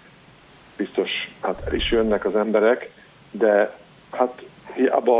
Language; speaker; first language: Hungarian; native; Hungarian